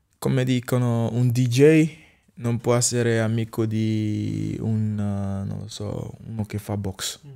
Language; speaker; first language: Italian; non-native, fluent; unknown